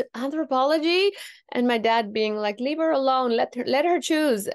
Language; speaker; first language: English; non-native, fluent; Tamil